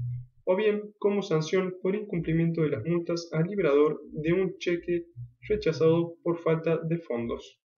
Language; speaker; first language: Spanish; native; Spanish